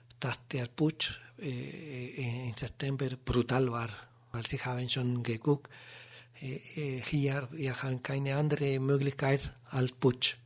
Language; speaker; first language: German; non-native, learner; Spanish